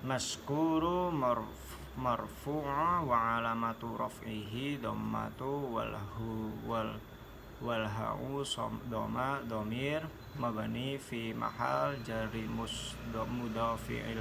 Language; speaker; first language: Arabic; non-native, learner; Indonesian